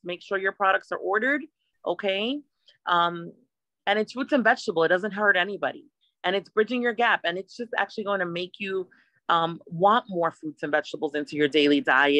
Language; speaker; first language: English; early bilingual, other home language; Spanish